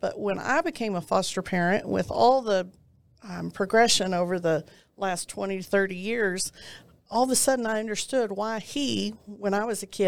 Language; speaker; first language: English; native; English